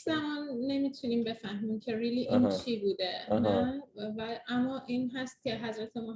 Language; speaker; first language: Persian; early bilingual, heritage; Persian